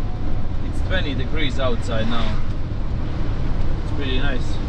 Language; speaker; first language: English; non-native, learner; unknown